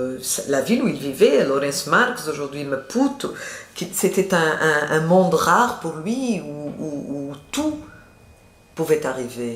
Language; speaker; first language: French; non-native, fluent; Portuguese